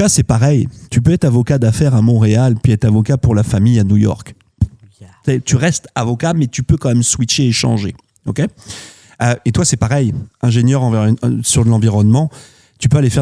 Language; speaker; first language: French; native; French